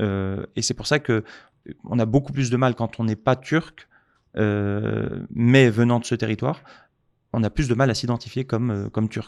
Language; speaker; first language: French; native; French